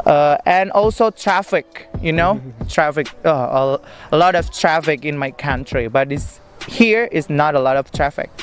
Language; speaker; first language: English; non-native, learner; Indonesian